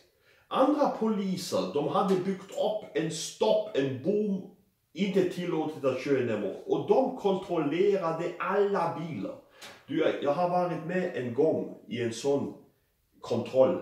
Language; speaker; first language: Swedish; non-native, fluent; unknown